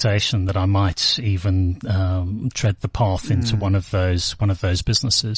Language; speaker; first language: English; native; English